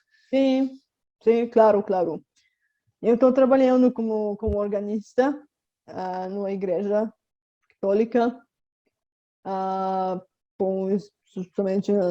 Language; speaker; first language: Portuguese; non-native, fluent; Bulgarian